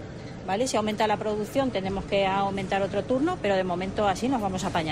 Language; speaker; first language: Spanish; native; Spanish